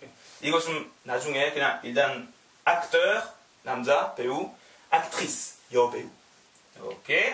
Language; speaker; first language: Korean; non-native, learner; French